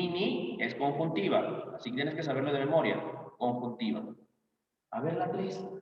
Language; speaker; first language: Spanish; native; Spanish